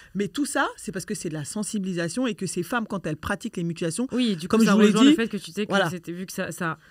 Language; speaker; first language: French; native; French